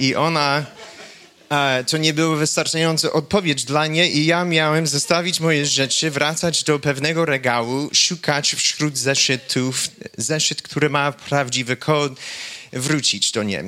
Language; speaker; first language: Polish; non-native, fluent; English